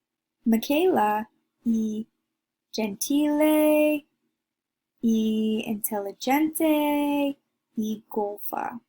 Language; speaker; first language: Italian; non-native, learner; English